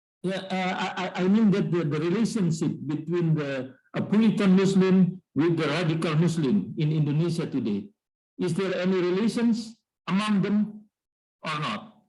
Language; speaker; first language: English; non-native, learner; Indonesian